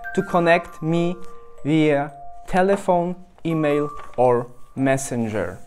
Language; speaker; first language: English; non-native, fluent; Polish